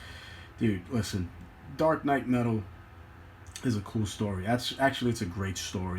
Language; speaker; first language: English; native; English